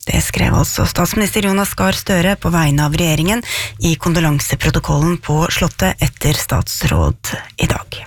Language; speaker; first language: Norwegian; native; Norwegian